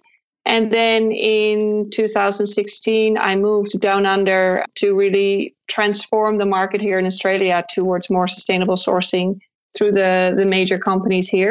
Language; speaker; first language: English; non-native, fluent; Dutch